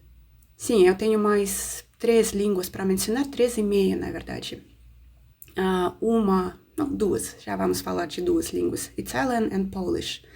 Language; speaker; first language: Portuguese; non-native, fluent; Russian